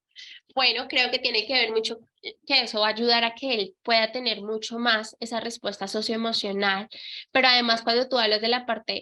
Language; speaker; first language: Spanish; native; Spanish